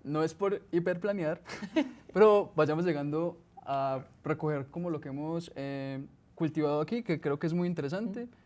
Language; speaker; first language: Spanish; native; Spanish